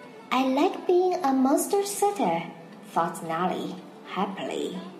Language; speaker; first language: English; non-native, fluent; Chinese